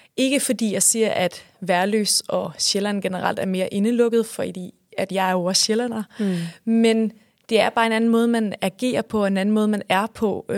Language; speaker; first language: Danish; native; Danish